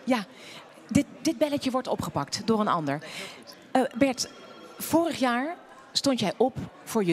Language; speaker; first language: Dutch; native; Dutch